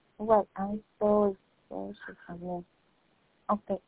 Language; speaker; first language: English; non-native, learner; Spanish